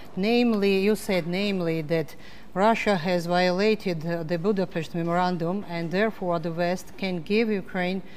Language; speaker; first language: English; non-native, fluent; Georgian